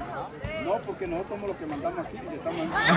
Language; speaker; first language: Spanish; native; Spanish